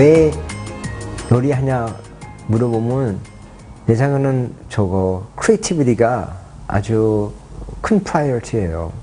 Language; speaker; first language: Korean; early bilingual, heritage; Korean